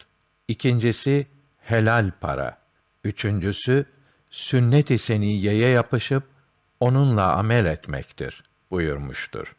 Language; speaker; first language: Turkish; native; Turkish